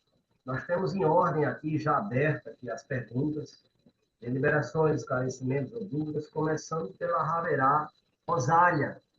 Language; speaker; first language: Portuguese; native; Portuguese